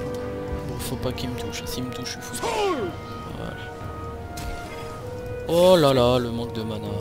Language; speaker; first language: French; native; French